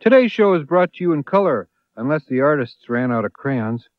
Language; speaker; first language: English; native; English